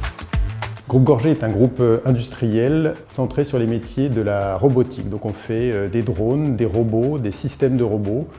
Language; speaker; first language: French; native; French